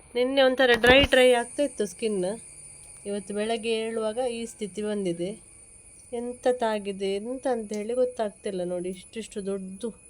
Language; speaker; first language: Kannada; non-native, local second language; Tulu